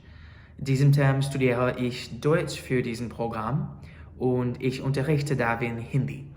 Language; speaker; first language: German; non-native, learner; English